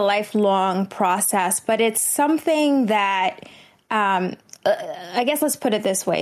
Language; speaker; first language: English; early bilingual, other home language; Vietnamese